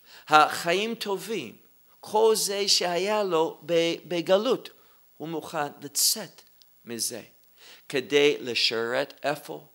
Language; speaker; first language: Hebrew; non-native, fluent; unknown